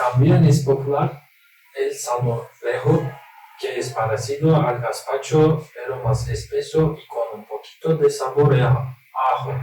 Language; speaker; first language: Spanish; non-native, learner; Turkish